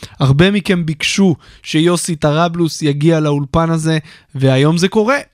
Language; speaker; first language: Hebrew; native; Hebrew